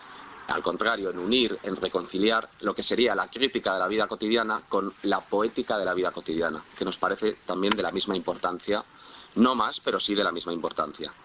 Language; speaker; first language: Spanish; native; Spanish